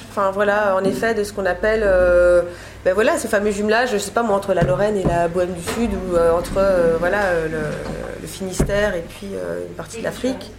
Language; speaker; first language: French; native; French